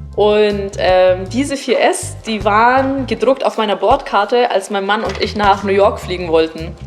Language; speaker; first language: German; early bilingual, other home language; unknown